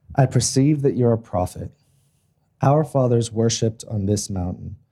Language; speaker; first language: English; native; English